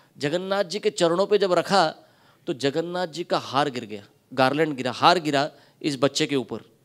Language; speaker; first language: Hindi; non-native, local second language; Marathi